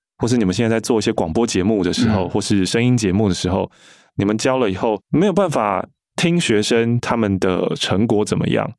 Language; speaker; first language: Chinese; native; Chinese